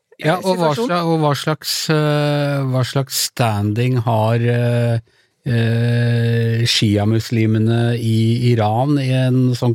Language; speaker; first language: Norwegian; native; Norwegian